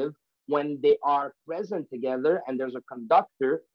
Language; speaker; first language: English; non-native, fluent; French